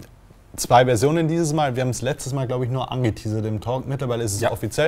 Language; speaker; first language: German; native; German